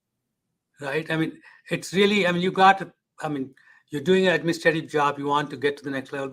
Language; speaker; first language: English; non-native, fluent; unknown